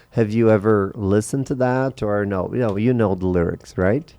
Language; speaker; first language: English; non-native, fluent; Portuguese